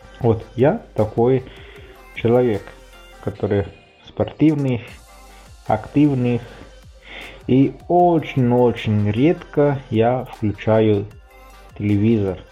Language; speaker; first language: Russian; non-native, fluent; Italian